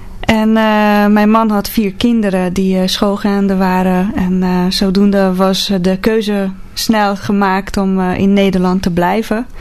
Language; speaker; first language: Dutch; non-native, fluent; Hungarian